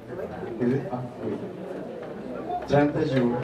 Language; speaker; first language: French; non-native, fluent; Spanish